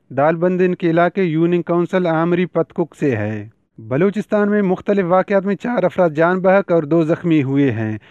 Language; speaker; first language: Urdu; non-native, local second language; Baluchi